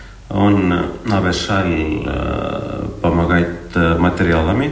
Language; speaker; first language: Russian; non-native, local second language; Estonian